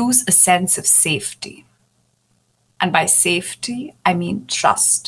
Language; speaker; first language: English; non-native, local second language; Hindi